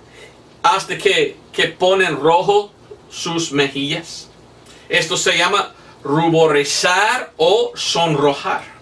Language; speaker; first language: Spanish; non-native, fluent; English